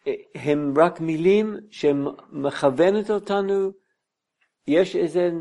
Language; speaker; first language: Hebrew; non-native, fluent; English